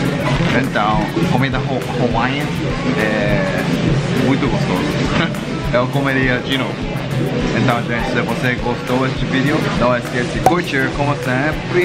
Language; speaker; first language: Portuguese; non-native, learner; English